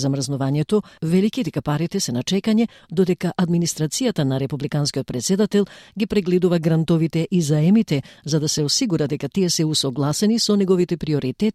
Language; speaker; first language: Macedonian; native; Macedonian